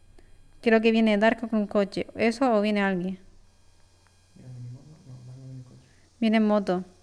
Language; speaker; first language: Spanish; native; Spanish